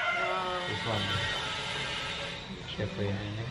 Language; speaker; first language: English; non-native, learner; Balinese